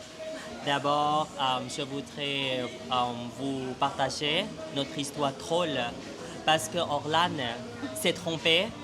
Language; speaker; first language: French; non-native, fluent; Thai